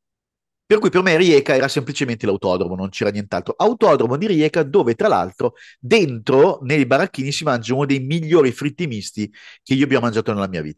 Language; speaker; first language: Italian; native; Italian